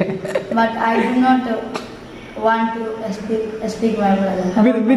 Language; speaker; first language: English; non-native, learner; Hindi